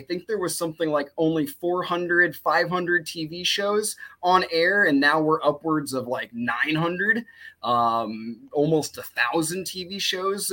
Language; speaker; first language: English; native; English